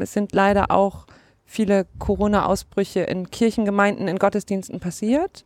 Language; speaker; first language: German; native; German